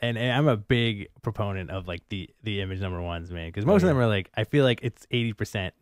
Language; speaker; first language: English; native; English